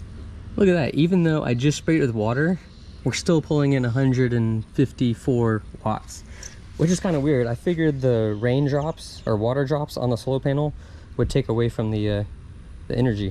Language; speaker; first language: English; native; English